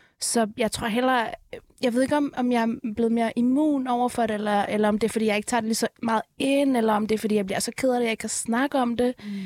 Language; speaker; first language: Danish; early bilingual, other home language; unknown